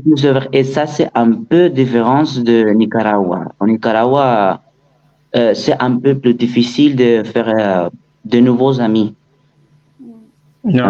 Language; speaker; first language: French; non-native, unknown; Spanish